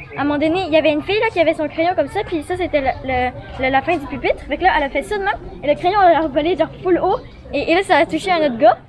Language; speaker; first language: French; native; French